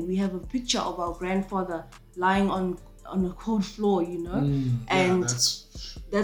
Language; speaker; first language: English; non-native, local second language; Zulu